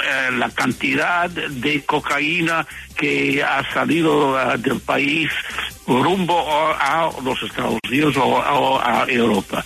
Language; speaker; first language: Spanish; non-native, fluent; English